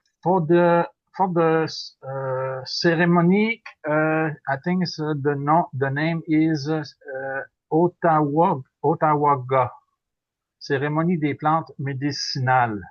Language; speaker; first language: English; non-native, learner; French